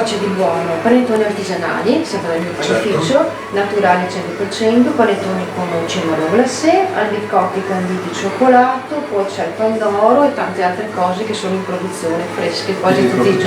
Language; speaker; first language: Italian; native; Italian